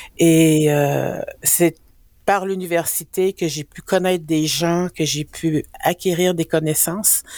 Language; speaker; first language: French; native; French